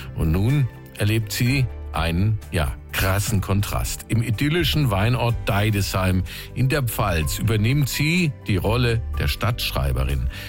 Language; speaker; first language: German; native; German